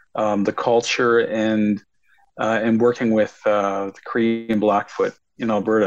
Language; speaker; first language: English; native; English